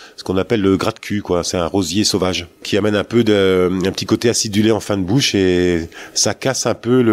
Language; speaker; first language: French; native; French